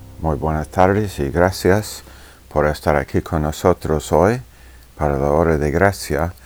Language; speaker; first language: Spanish; non-native, fluent; English